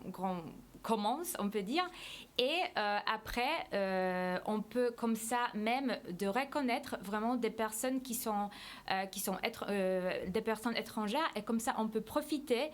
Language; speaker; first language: French; non-native, fluent; Polish